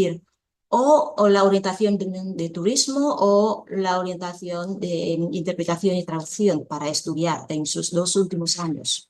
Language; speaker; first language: Spanish; non-native, fluent; Vietnamese